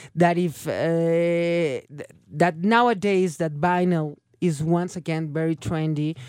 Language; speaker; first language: English; non-native, fluent; Spanish